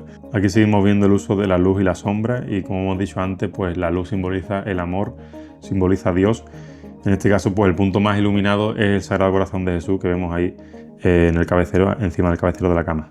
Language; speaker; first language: Spanish; native; Spanish